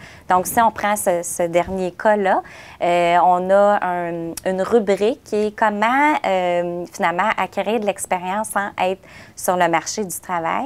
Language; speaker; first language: French; native; French